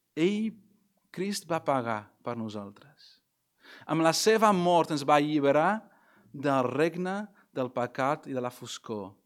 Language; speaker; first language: Catalan; non-native, local second language; Spanish